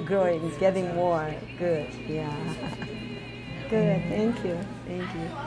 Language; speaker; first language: English; non-native, learner; Korean